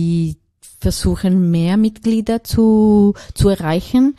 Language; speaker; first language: German; non-native, learner; Italian